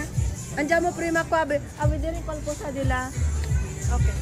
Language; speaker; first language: Italian; non-native, learner; Filipino